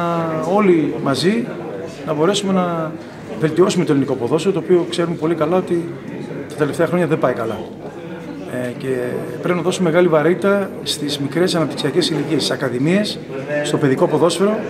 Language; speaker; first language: Greek; native; Greek